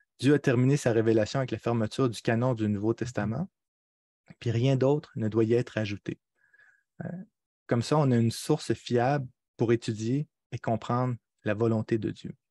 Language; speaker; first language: French; native; French